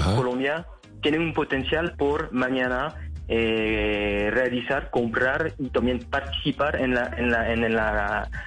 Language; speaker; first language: Spanish; non-native, fluent; French